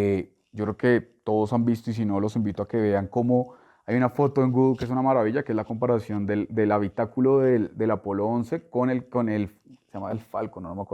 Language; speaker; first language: Spanish; native; Spanish